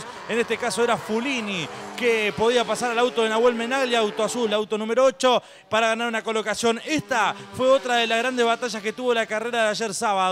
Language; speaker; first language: Spanish; native; Spanish